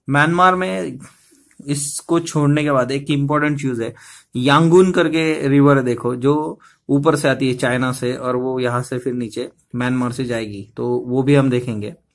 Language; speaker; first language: Hindi; non-native, local second language; Marathi